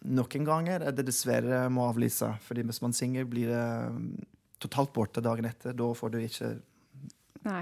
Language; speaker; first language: Norwegian; non-native, fluent; English